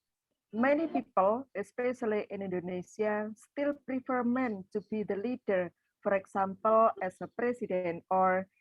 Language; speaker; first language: English; non-native, fluent; Indonesian